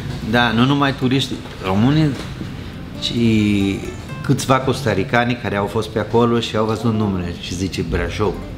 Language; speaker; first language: Romanian; non-native, fluent; Spanish